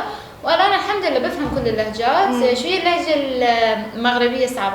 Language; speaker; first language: Arabic; non-native, fluent; Persian